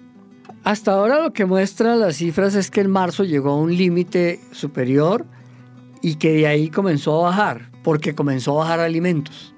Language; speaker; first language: Spanish; native; Spanish